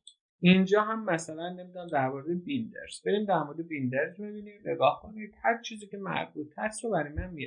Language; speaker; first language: Persian; native; Persian